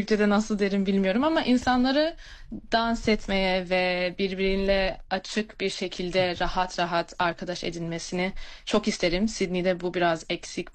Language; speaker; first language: Turkish; early bilingual, heritage; Turkish